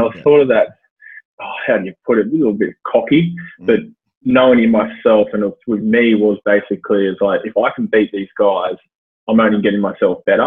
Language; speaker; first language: English; native; English